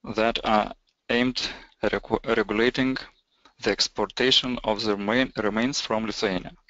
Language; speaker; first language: English; non-native, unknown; Lithuanian